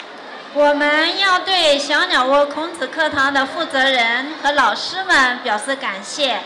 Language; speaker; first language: Chinese; native; Chinese